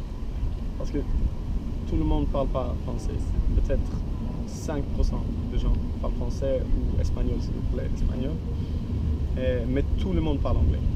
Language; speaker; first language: French; non-native, learner; Swedish